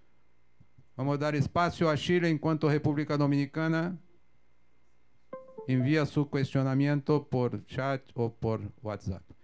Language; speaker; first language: Spanish; non-native, fluent; Portuguese